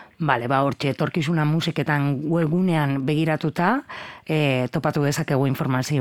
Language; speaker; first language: Basque; native; Basque